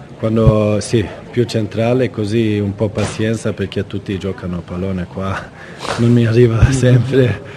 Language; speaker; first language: Italian; non-native, learner; Swedish